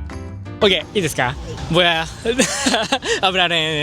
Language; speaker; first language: Spanish; non-native, learner; Japanese